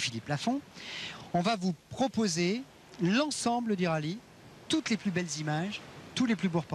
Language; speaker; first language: French; native; French